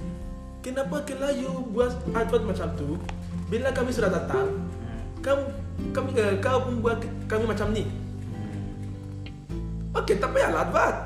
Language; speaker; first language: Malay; non-native, learner; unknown